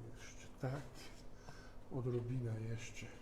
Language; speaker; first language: Polish; non-native, fluent; Italian